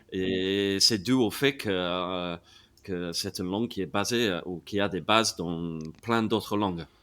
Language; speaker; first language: French; non-native, fluent; English